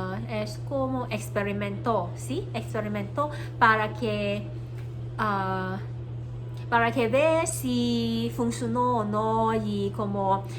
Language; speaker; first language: Spanish; non-native, learner; Cantonese